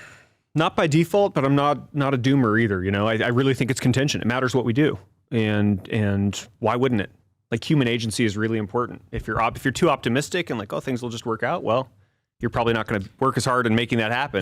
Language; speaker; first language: English; native; English